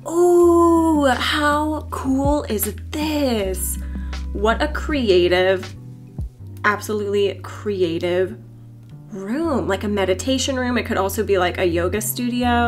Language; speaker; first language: English; native; English